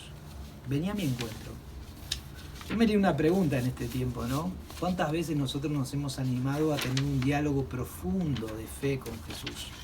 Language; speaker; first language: Spanish; native; Spanish